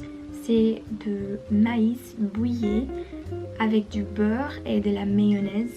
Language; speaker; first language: French; non-native, learner; Spanish